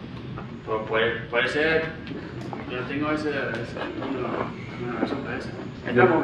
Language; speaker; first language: Spanish; non-native, fluent; English